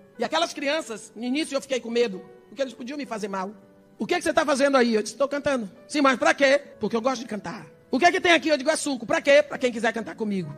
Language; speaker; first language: Portuguese; early bilingual, other home language; English